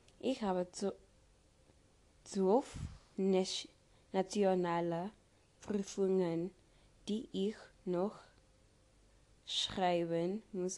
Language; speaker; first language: German; non-native, learner; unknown